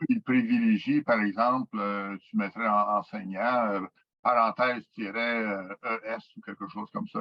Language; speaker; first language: French; native; French